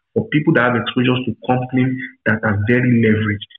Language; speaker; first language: English; non-native, local second language; Yoruba